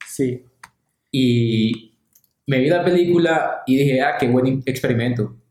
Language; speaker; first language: Spanish; native; Spanish